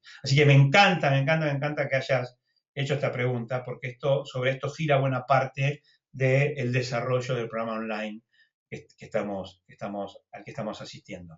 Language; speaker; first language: Spanish; native; Spanish